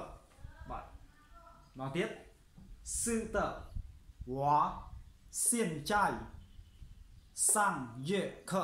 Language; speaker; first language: Chinese; non-native, fluent; Khmer